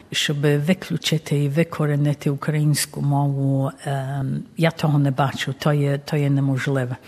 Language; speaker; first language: Ukrainian; early bilingual, heritage; Ukrainian